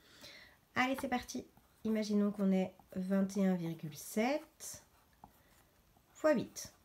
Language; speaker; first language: French; native; French